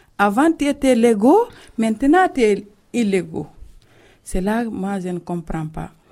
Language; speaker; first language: French; non-native, local second language; Fula